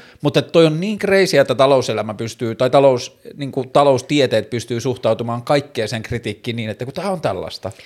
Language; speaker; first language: Finnish; native; Finnish